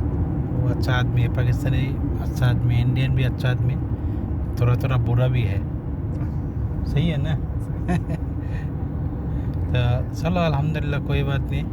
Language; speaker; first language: Hindi; non-native, learner; Bangla